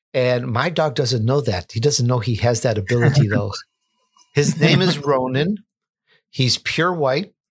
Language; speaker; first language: English; native; English